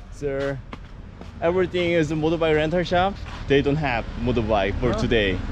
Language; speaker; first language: English; non-native, learner; Korean